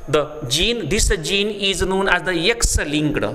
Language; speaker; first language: English; non-native, local second language; Marathi